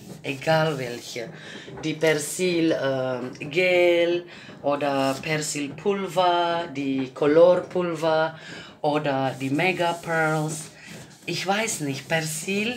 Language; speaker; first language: German; non-native, learner; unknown